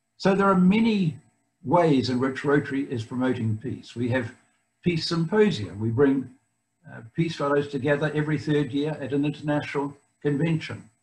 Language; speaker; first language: English; native; English